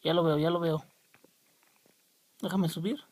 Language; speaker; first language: Spanish; native; Spanish